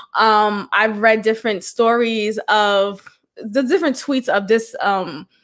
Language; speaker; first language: English; early bilingual, other home language; Haitian Creole